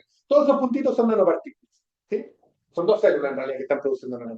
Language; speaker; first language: Spanish; native; Spanish